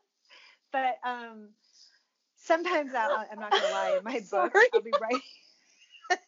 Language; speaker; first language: English; native; English